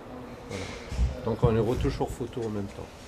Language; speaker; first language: French; native; French